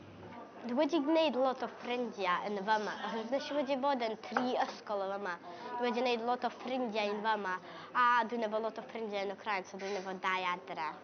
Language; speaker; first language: Welsh; early bilingual, other home language; Ukrainian